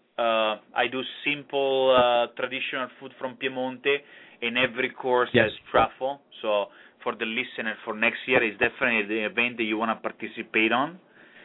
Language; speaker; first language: English; non-native, fluent; Italian